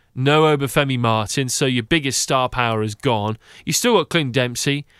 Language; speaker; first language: English; native; English